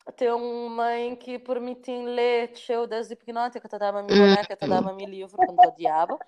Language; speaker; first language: Portuguese; non-native, local second language; Kabuverdianu